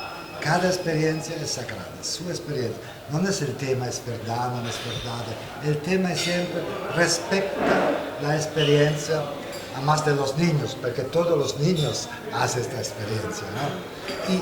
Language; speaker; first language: Spanish; non-native, fluent; Italian